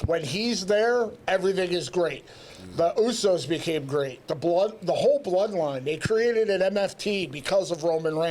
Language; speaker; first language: English; native; English